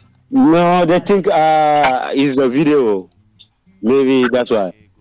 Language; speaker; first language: English; non-native, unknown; Wolof